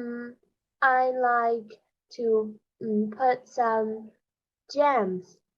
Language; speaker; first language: English; non-native, learner; Chinese